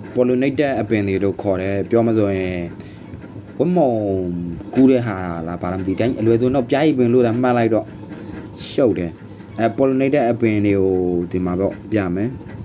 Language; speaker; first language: Burmese; native; Burmese